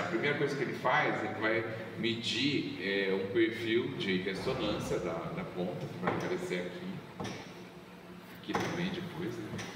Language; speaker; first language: Portuguese; native; Portuguese